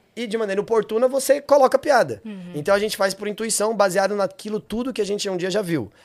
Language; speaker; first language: Portuguese; native; Portuguese